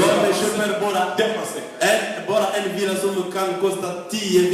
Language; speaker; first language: Swedish; non-native, fluent; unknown